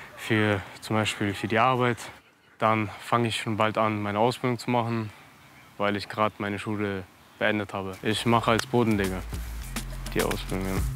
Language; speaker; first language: German; early bilingual, other home language; Russian